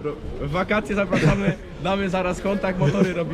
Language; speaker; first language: Polish; native; Polish